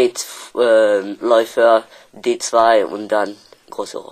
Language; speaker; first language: German; non-native, learner; French